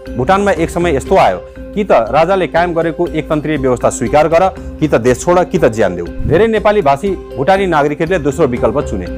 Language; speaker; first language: Nepali; native; Nepali